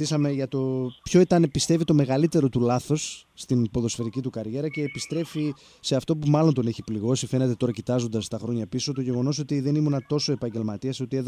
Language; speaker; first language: Greek; native; Greek